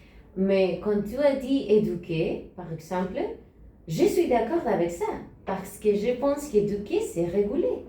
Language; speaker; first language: French; non-native, learner; Spanish